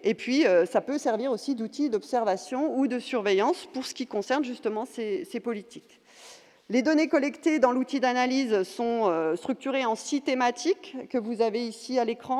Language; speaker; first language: French; native; French